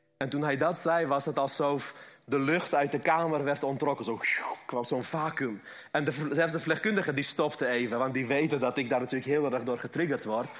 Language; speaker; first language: Dutch; early bilingual, other home language; Armenian